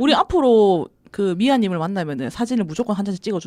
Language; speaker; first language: Korean; native; Korean